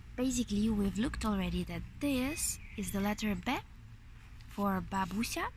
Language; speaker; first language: English; non-native, fluent; Ukrainian